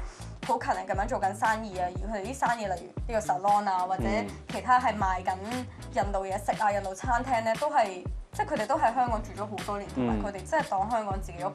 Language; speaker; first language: Cantonese; early bilingual, other home language; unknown